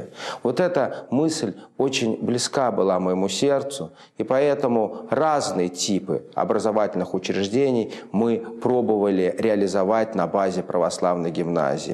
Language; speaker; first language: Russian; native; Russian